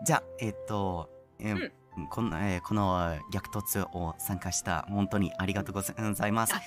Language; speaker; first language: Japanese; non-native, learner; English